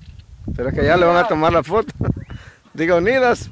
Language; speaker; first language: Spanish; native; Spanish